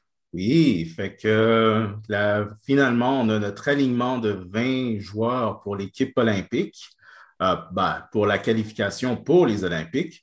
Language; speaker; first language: French; native; French